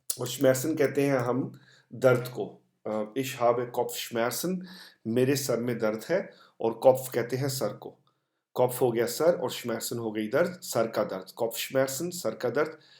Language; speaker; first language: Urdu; non-native, local second language; Punjabi